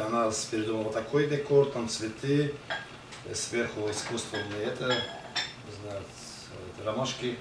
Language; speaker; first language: Russian; non-native, learner; Azerbaijani